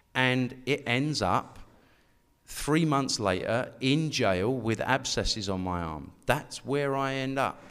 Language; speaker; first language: English; native; English